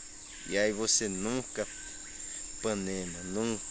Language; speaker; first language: Portuguese; non-native, local second language; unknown